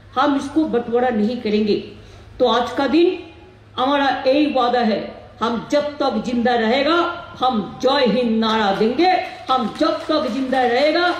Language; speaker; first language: Hindi; non-native, local second language; Bangla